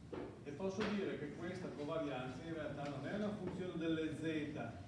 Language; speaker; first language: Italian; native; Italian